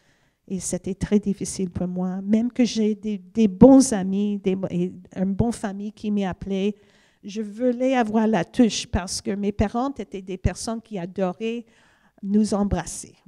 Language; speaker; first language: French; non-native, fluent; English